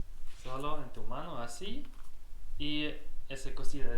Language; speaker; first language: Spanish; non-native, learner; German